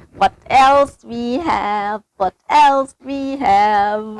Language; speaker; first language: English; non-native, learner; Thai